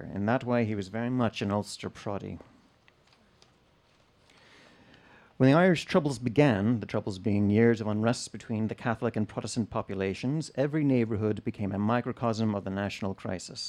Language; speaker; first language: English; native; English